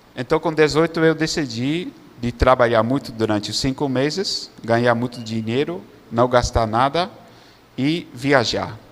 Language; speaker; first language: Portuguese; non-native, fluent; Dutch